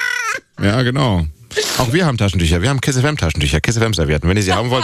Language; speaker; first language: German; native; German